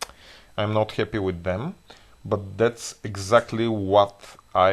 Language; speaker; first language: English; non-native, fluent; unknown